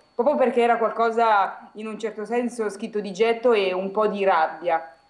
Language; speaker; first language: Italian; native; Italian